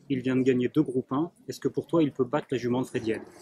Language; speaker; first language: French; native; French